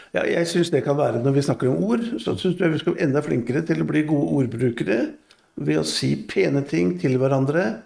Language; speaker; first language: Norwegian; native; Norwegian